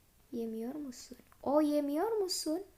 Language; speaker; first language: Turkish; non-native, fluent; Indonesian